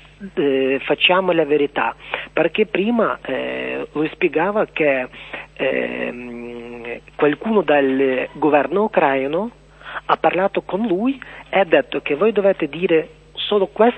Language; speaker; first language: Italian; non-native, learner; Ukrainian